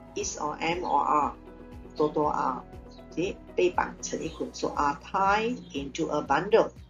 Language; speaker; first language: English; non-native, local second language; Chinese